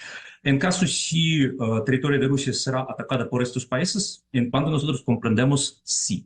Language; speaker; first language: Spanish; non-native, fluent; Russian